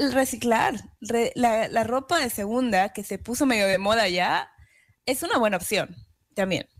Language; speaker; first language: Spanish; native; Spanish